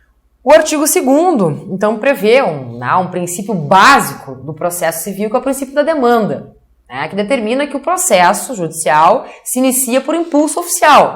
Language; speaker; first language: Portuguese; native; Portuguese